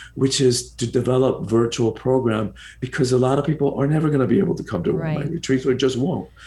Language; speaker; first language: English; early bilingual, other home language; Spanish